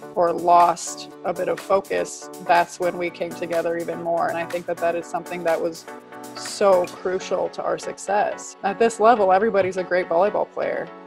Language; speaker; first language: English; native; English